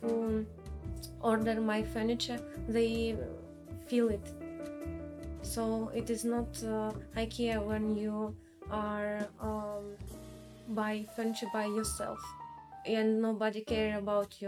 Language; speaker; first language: English; non-native, learner; Russian